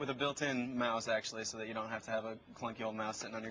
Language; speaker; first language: English; native; English